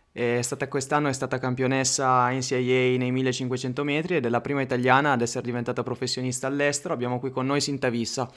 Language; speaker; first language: Italian; native; Italian